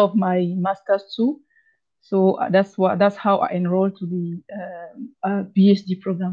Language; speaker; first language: English; non-native, local second language; French